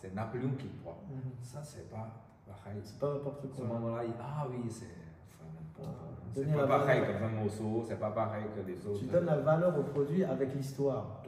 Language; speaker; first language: French; non-native, learner; Chinese